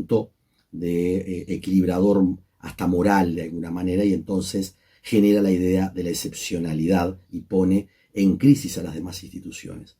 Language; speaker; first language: Spanish; native; Spanish